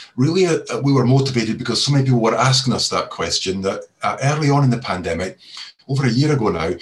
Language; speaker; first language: English; native; English